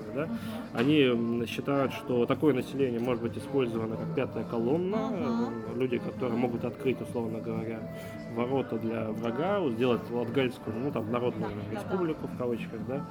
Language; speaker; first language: Russian; native; Russian